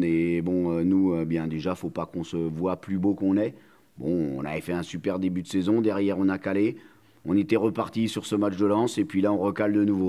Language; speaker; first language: French; native; French